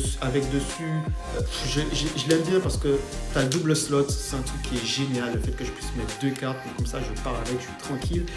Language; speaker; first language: French; non-native, fluent; English